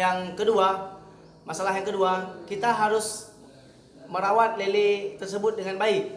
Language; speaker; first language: Indonesian; native; Indonesian